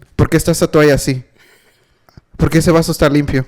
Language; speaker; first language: Spanish; early bilingual, heritage; Spanish